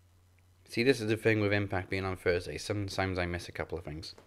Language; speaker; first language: English; native; English